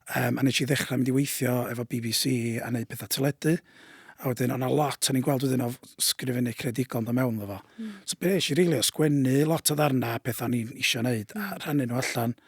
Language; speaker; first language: Welsh; native; Welsh